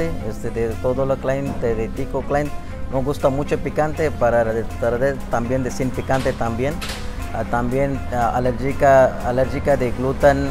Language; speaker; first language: Spanish; non-native, learner; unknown